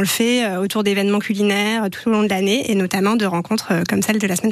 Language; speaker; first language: French; native; French